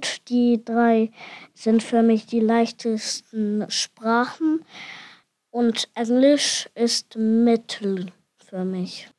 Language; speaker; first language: German; non-native, learner; Ukrainian